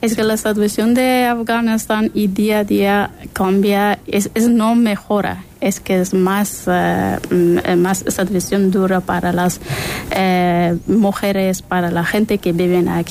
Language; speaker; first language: Spanish; non-native, learner; Persian